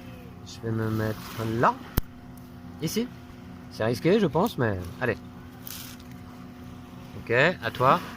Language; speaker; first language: French; native; French